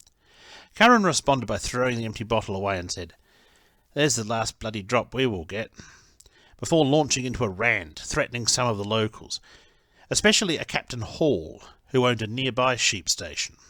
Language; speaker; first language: English; native; English